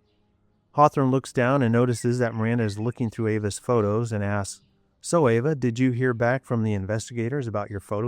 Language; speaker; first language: English; native; English